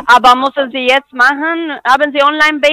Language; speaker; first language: German; non-native, learner; Spanish